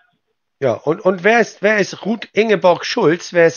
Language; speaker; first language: German; native; German